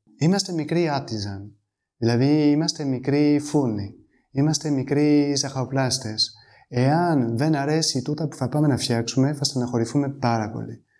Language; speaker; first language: Greek; non-native, fluent; French